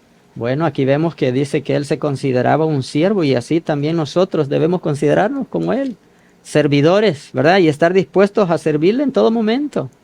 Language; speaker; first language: Spanish; native; Spanish